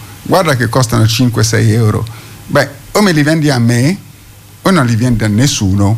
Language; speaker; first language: Italian; non-native, fluent; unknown